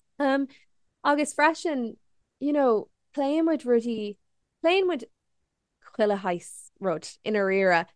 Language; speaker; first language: Irish; non-native, local second language; English